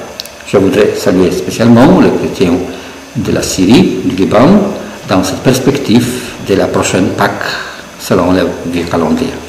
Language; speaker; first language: French; non-native, fluent; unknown